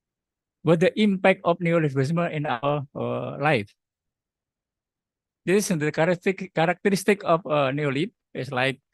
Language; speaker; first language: English; non-native, learner; Indonesian